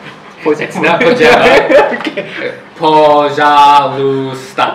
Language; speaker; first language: English; early bilingual, heritage; English